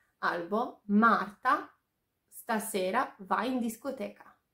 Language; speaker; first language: Italian; non-native, fluent; Polish